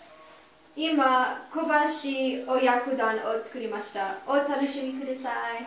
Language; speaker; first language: Japanese; non-native, learner; English